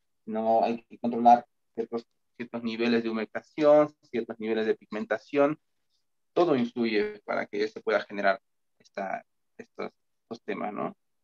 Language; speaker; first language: Spanish; native; Spanish